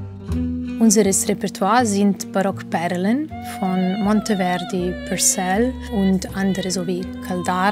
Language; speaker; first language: German; non-native, fluent; Serbian